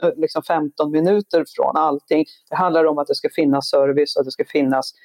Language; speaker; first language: Swedish; native; Swedish